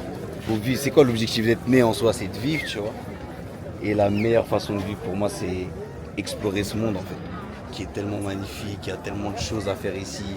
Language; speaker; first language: French; native; French